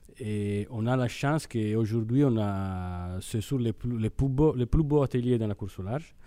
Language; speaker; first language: French; non-native, fluent; Italian